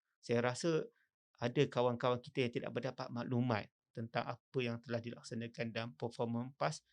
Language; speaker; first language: Malay; native; Malay